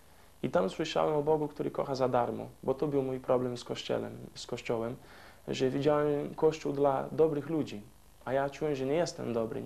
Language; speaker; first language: Polish; non-native, fluent; Portuguese